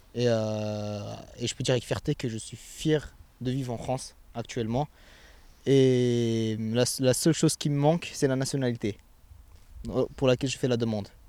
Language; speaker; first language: French; early bilingual, other home language; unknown